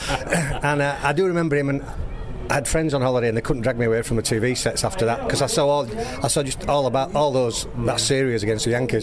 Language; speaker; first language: English; native; English